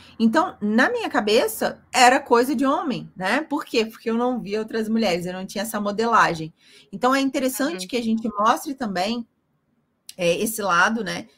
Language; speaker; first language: Portuguese; native; Portuguese